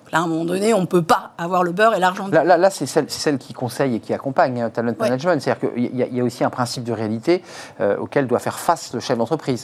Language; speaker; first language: French; native; French